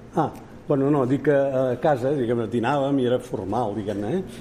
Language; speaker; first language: Catalan; native; Catalan